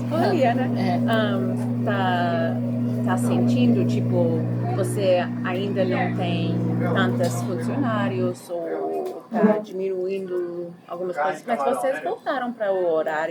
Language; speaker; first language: Portuguese; early bilingual, heritage; Portuguese